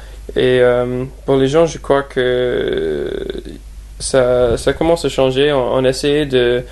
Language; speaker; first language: French; non-native, fluent; English